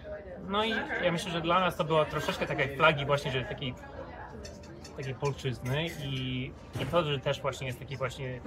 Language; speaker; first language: Polish; early bilingual, heritage; English